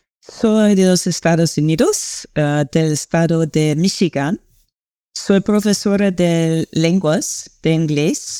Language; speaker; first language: Spanish; non-native, learner; English